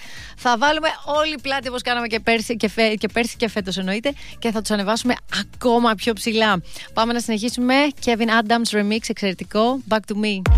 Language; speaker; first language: Greek; native; Greek